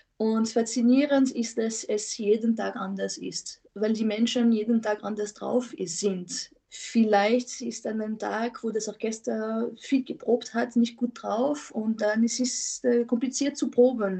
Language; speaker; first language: German; non-native, fluent; French